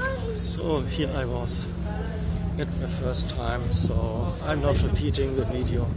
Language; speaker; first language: English; non-native, fluent; German